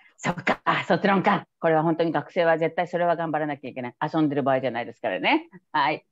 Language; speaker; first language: Japanese; native; Japanese